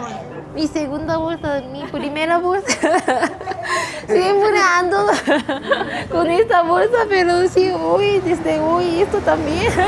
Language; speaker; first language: Spanish; non-native, learner; Korean